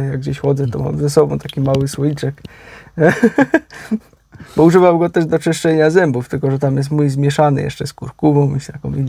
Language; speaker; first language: Polish; native; Polish